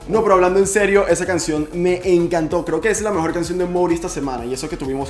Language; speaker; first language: Spanish; native; Spanish